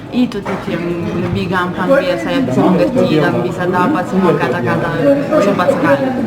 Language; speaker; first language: Indonesian; non-native, fluent; German